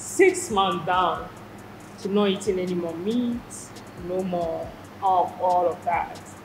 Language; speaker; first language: English; non-native, fluent; French